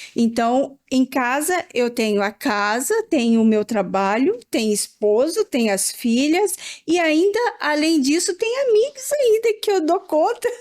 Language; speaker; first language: Portuguese; native; Portuguese